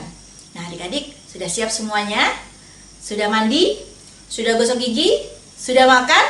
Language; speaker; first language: Indonesian; native; Indonesian